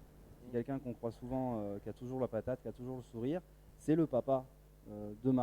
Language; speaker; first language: French; native; French